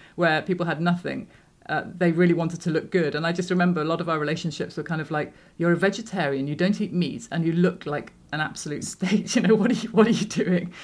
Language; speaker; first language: English; native; English